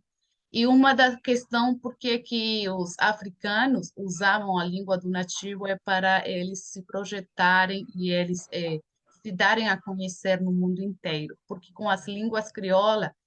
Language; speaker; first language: Portuguese; non-native, fluent; Spanish